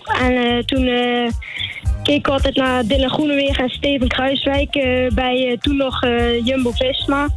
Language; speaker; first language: Dutch; native; Dutch